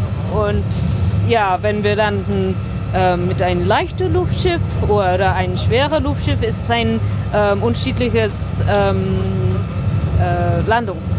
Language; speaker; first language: German; non-native, learner; English